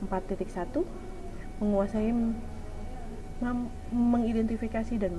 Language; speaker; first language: Indonesian; native; Indonesian